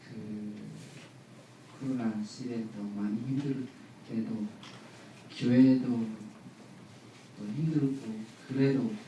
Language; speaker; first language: Korean; non-native, learner; Lao